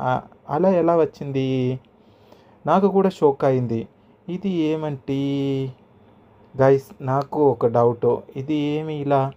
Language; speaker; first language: Telugu; non-native, learner; Malayalam